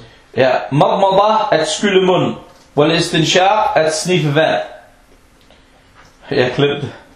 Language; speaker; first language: Danish; non-native, fluent; Arabic